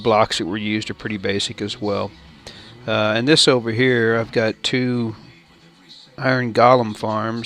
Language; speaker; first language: English; native; English